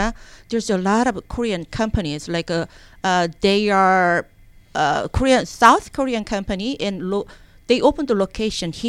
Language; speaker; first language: English; non-native, learner; Korean